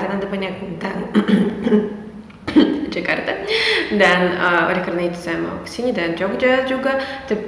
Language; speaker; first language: Indonesian; non-native, fluent; Russian